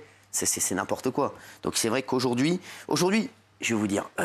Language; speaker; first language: French; native; French